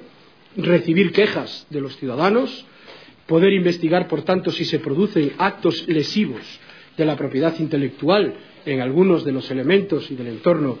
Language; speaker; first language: Spanish; native; Spanish